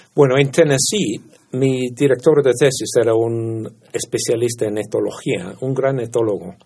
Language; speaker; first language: Spanish; non-native, fluent; English